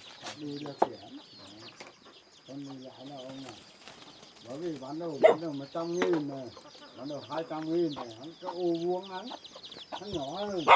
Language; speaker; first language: Vietnamese; native; Vietnamese